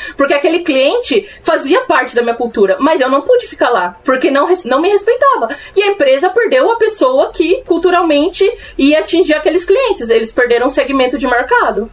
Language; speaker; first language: Portuguese; early bilingual, other home language; Spanish